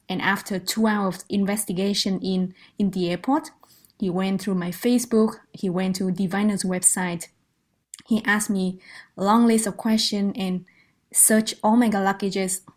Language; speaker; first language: English; non-native, fluent; Vietnamese